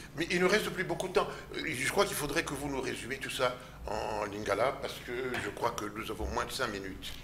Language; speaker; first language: French; non-native, local second language; Lingala